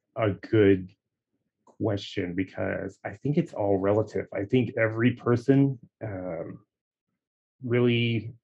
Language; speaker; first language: English; native; English